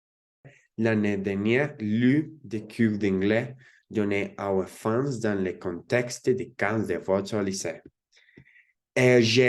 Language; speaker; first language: French; non-native, learner; Spanish